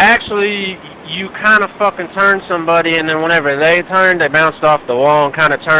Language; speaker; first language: English; native; English